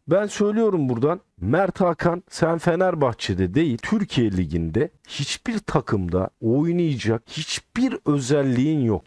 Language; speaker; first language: Turkish; native; Turkish